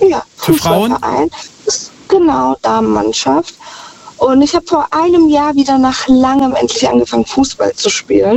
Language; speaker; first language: German; native; German